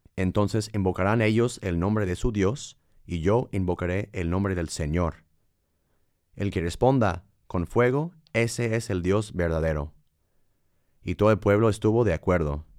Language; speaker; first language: Spanish; non-native, fluent; English